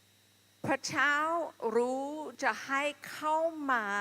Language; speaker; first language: Thai; non-native, fluent; English